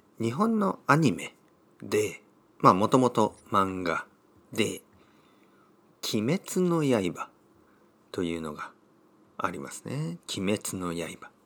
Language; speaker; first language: Japanese; native; Japanese